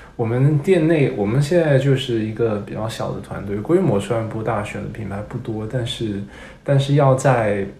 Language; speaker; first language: Chinese; non-native, local second language; Cantonese